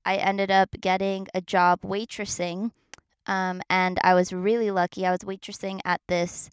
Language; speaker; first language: English; native; English